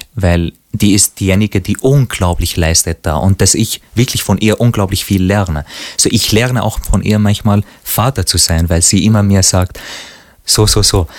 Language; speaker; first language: German; non-native, fluent; Arabic